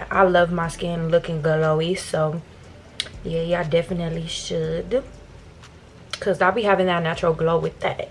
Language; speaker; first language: English; native; English